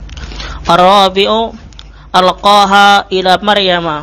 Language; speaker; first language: Arabic; non-native, learner; Indonesian